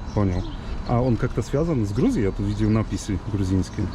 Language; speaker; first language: Russian; non-native, fluent; Polish